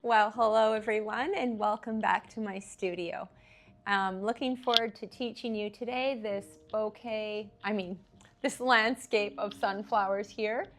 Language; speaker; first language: English; native; English